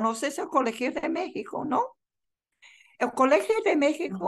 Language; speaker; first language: Spanish; non-native, fluent; Chinese